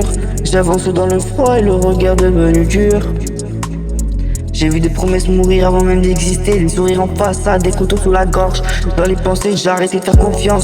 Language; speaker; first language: French; native; French